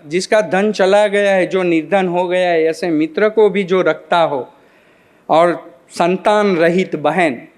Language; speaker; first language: Hindi; non-native, local second language; Gujarati